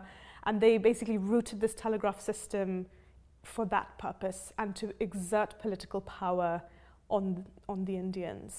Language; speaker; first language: English; non-native, local second language; Hindi